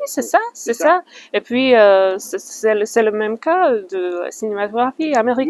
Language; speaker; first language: French; non-native, fluent; Slovak